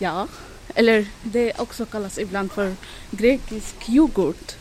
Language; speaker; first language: Swedish; non-native, fluent; Arabic